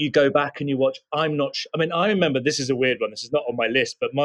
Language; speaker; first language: English; native; English